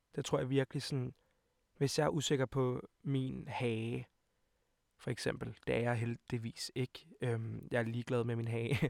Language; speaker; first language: Danish; native; Danish